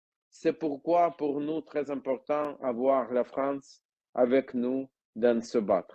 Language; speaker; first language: French; non-native, learner; Ukrainian